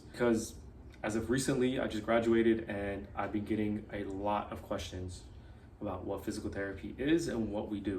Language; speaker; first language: English; native; English